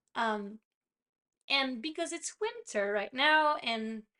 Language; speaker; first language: English; non-native, fluent; French